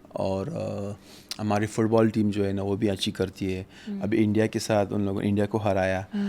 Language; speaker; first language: Urdu; non-native, fluent; Pashto